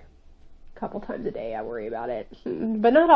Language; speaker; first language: English; native; English